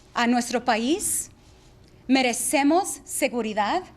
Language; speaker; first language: Spanish; early bilingual, other home language; English